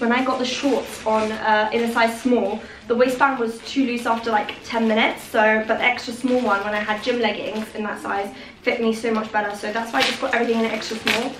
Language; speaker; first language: English; early bilingual, other home language; Persian